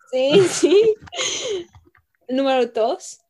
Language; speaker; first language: Spanish; non-native, learner; English